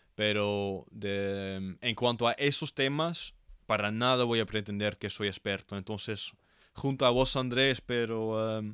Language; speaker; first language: Spanish; non-native, fluent; Dutch